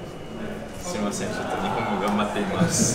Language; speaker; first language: Japanese; non-native, learner; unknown